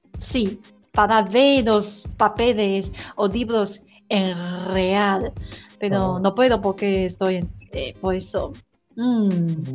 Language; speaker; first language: Spanish; non-native, learner; Chinese